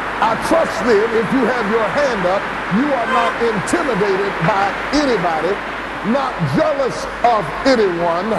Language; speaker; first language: English; native; English